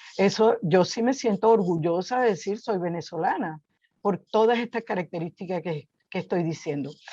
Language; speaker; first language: Spanish; native; Spanish